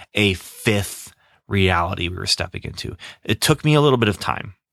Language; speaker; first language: English; native; English